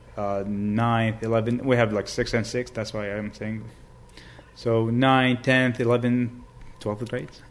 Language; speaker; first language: English; non-native, fluent; Arabic